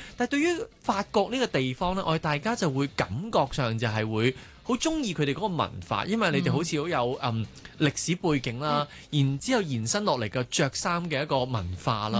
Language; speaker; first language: Cantonese; native; Cantonese